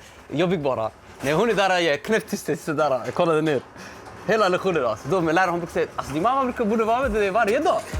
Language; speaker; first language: Swedish; early bilingual, other home language; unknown